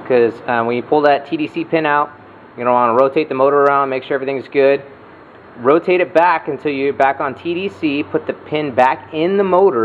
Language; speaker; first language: English; native; English